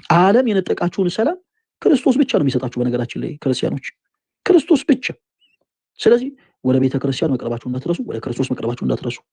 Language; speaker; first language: Amharic; native; Amharic